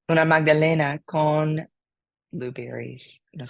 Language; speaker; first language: Spanish; non-native, learner; English